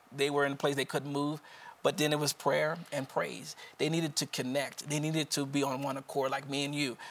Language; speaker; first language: English; native; English